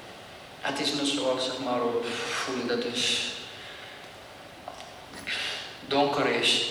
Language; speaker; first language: Dutch; non-native, learner; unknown